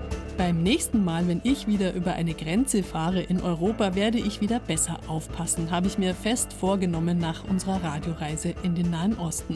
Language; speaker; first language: German; native; German